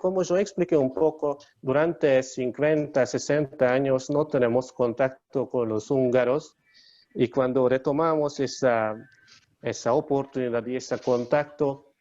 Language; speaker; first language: Spanish; non-native, learner; Hungarian